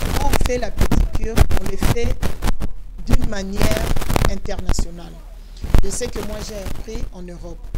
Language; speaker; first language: French; non-native, local second language; Lingala